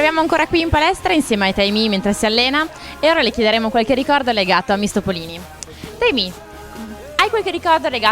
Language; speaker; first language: Italian; native; Italian